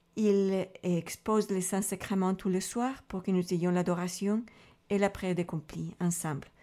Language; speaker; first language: French; non-native, fluent; Spanish